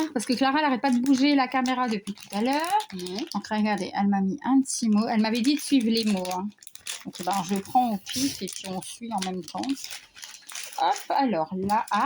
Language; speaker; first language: French; native; French